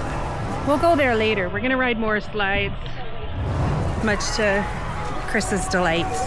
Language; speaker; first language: English; native; English